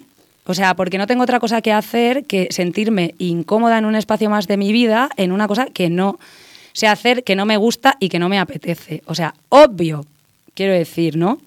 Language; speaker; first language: Spanish; native; Spanish